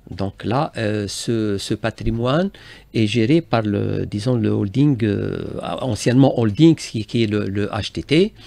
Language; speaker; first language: French; non-native, local second language; Arabic